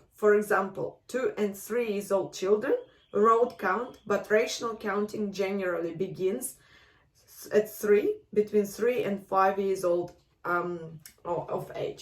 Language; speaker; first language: English; non-native, fluent; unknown